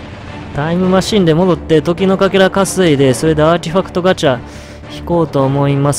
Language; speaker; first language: Japanese; native; Japanese